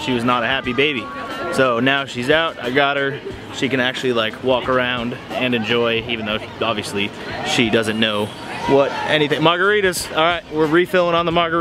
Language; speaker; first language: English; native; English